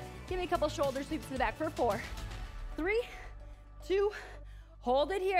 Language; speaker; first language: English; native; English